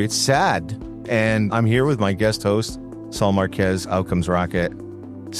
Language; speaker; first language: English; native; English